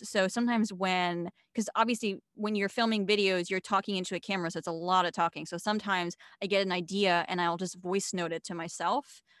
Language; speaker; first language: English; non-native, fluent; German